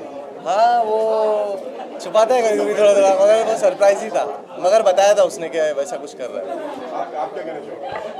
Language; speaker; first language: Hindi; native; Hindi